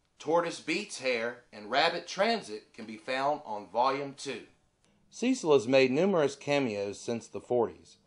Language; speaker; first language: English; native; English